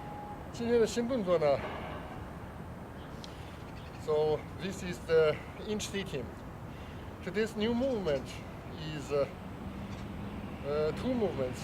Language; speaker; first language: English; non-native, fluent; Chinese